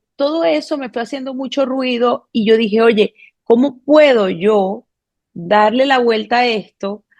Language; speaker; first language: Spanish; native; Spanish